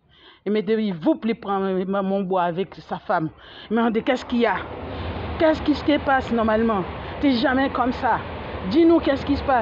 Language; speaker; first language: French; non-native, fluent; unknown